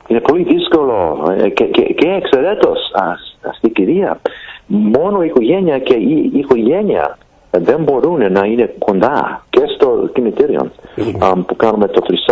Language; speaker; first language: Greek; early bilingual, heritage; Greek